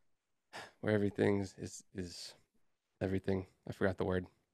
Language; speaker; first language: English; native; English